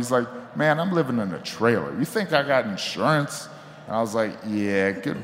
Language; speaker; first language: English; native; English